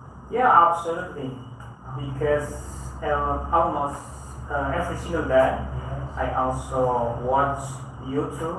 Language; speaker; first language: English; non-native, learner; Indonesian